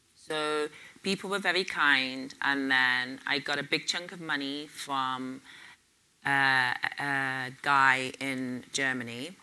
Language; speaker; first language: English; native; English